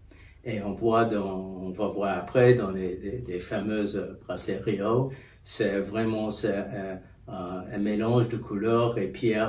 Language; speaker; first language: French; non-native, fluent; English